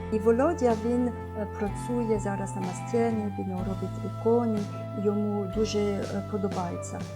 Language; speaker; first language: Ukrainian; non-native, fluent; French